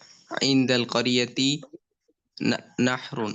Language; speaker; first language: Arabic; non-native, learner; Bangla